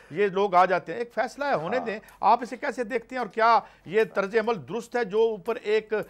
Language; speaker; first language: Urdu; non-native, local second language; Punjabi